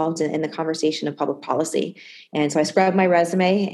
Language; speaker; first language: English; native; English